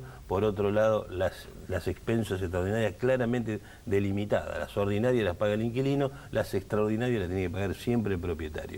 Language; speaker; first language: Spanish; native; Spanish